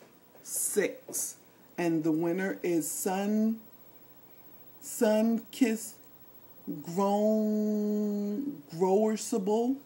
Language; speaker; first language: English; native; English